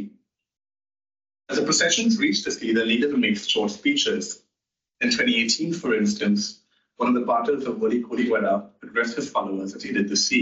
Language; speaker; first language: English; non-native, local second language; Hindi